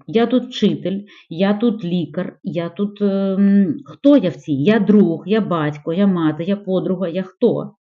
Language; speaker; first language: Ukrainian; non-native, local second language; Russian